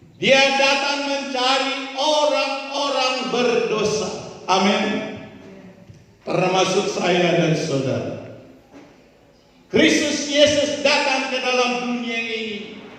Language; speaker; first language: Indonesian; native; Indonesian